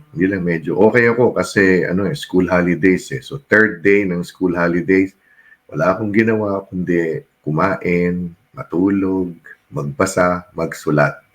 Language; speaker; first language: Filipino; native; Filipino